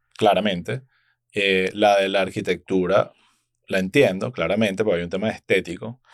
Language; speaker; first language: Spanish; native; Spanish